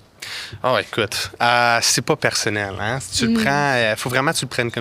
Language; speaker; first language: French; native; French